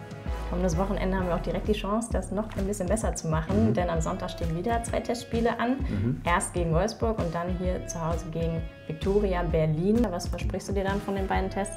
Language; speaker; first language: German; native; German